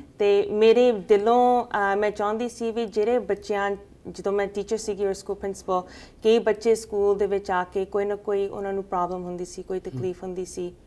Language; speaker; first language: Punjabi; early bilingual, heritage; Punjabi